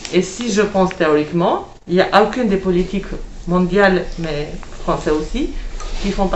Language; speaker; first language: French; non-native, fluent; Albanian